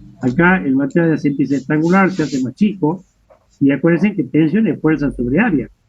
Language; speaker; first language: Spanish; native; Spanish